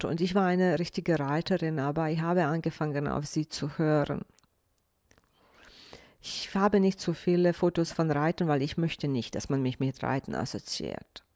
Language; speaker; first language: German; non-native, fluent; Bosnian